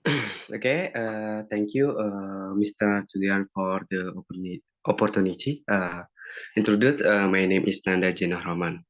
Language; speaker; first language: English; non-native, learner; Indonesian